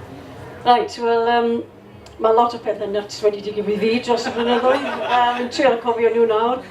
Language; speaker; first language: Welsh; non-native, local second language; English